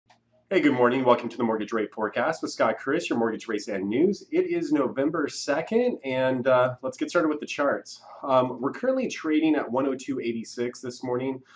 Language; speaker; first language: English; native; English